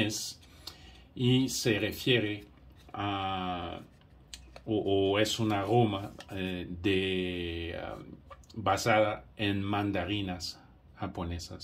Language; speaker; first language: Spanish; non-native, fluent; English